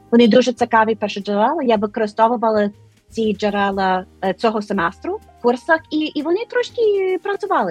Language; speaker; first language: Ukrainian; non-native, fluent; English